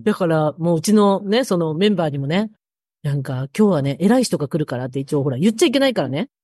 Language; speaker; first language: Japanese; native; Japanese